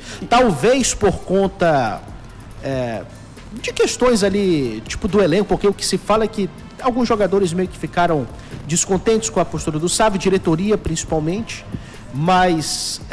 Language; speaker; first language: Portuguese; native; Portuguese